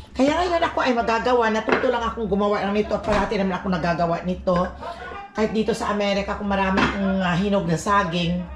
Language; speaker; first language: Filipino; non-native, local second language; Cebuano